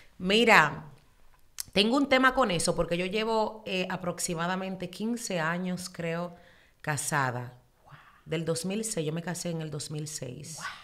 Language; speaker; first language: Spanish; early bilingual, heritage; Spanish